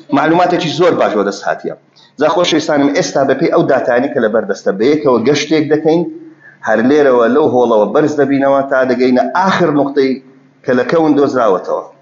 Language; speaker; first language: Central Kurdish; native; Central Kurdish